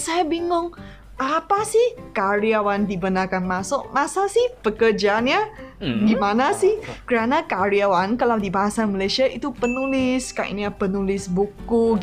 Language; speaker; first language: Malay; non-native, local second language; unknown